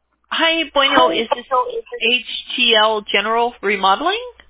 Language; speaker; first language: English; native; English